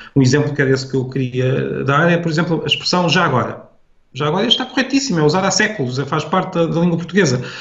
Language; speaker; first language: Portuguese; native; Portuguese